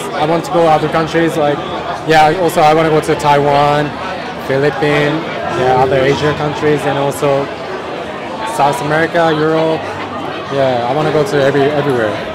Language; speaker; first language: English; non-native, learner; Japanese